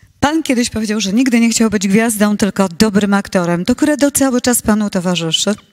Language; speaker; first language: Polish; native; Polish